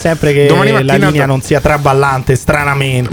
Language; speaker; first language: Italian; native; Italian